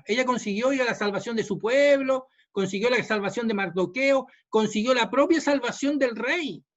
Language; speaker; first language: Spanish; native; Spanish